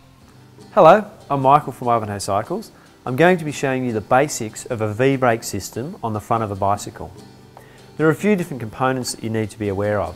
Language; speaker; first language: English; native; English